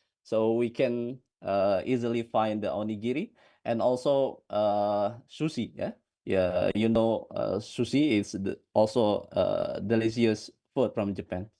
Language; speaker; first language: English; non-native, fluent; Indonesian